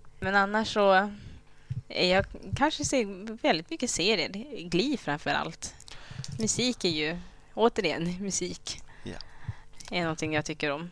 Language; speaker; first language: Swedish; early bilingual, other home language; Kinyarwanda